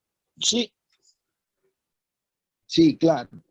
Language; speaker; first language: Spanish; non-native, fluent; Portuguese